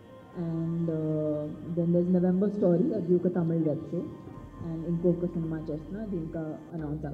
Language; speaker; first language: Telugu; non-native, fluent; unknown